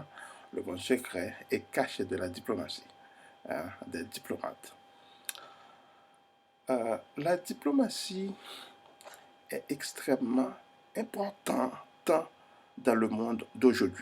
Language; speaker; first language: French; non-native, fluent; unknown